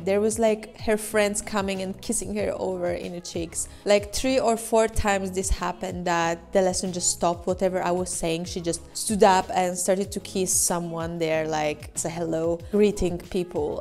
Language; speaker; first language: English; non-native, fluent; Polish